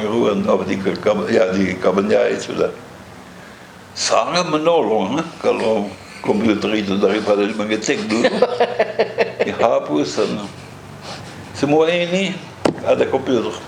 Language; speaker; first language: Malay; non-native, fluent; Dutch